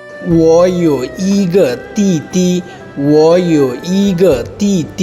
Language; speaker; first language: Chinese; non-native, learner; Bangla